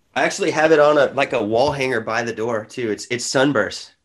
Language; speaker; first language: English; native; English